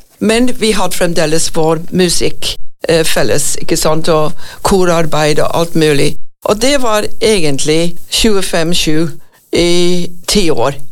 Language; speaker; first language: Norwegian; non-native, fluent; English